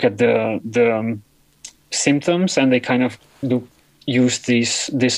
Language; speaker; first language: English; non-native, fluent; Dutch